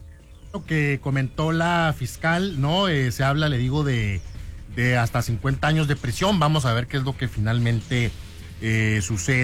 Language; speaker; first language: Spanish; native; Spanish